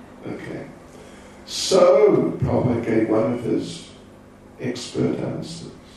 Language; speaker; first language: English; native; English